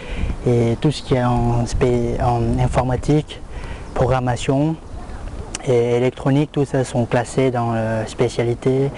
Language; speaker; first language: French; non-native, fluent; Lao